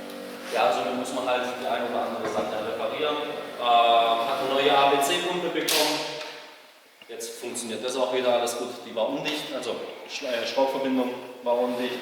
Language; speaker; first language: German; native; German